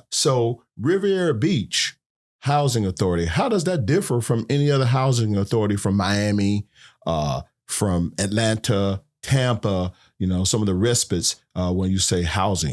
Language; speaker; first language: English; native; English